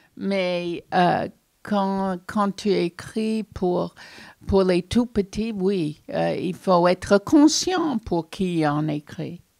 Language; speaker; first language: French; non-native, fluent; English